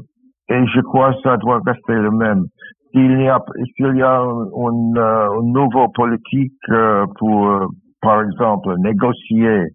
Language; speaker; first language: French; non-native, fluent; English